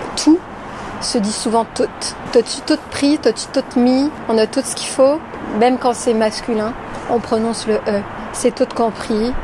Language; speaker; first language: French; native; French